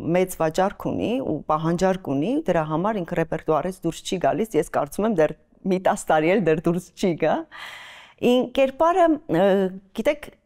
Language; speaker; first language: Armenian; native; Armenian